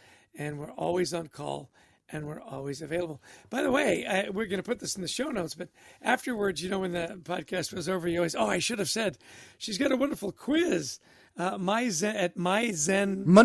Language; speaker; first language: English; native; English